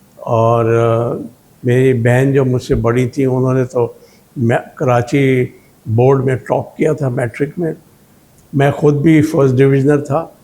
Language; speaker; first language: Urdu; native; Urdu